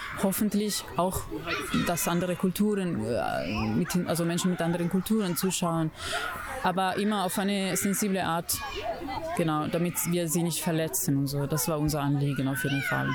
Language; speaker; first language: German; non-native, fluent; Italian